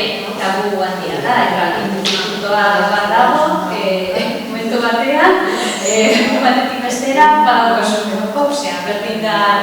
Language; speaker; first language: Basque; non-native, learner; Spanish